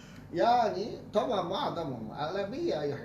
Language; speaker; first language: Arabic; non-native, fluent; Chinese